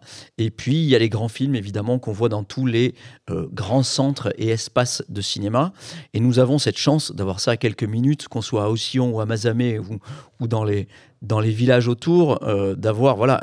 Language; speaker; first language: French; native; French